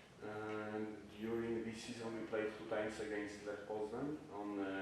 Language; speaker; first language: English; non-native, learner; Polish